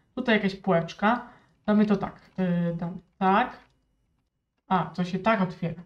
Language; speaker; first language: Polish; native; Polish